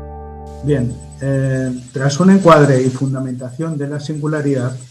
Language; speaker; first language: Spanish; native; Spanish